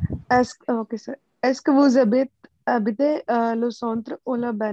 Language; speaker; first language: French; non-native, learner; Hindi